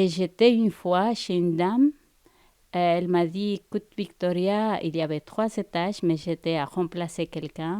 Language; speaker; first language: French; non-native, fluent; Spanish